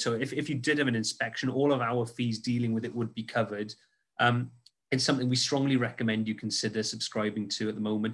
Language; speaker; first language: English; native; English